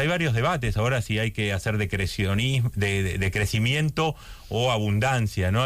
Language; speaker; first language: Spanish; native; Spanish